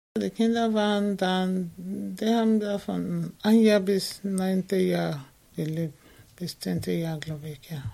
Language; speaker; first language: German; non-native, fluent; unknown